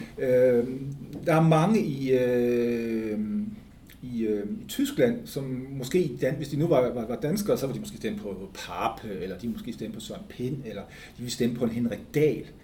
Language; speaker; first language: Danish; native; Danish